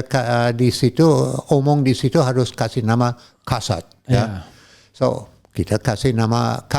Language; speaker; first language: Indonesian; non-native, fluent; English